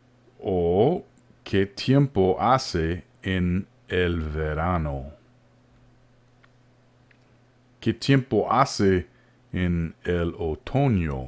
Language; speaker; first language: Spanish; non-native, fluent; English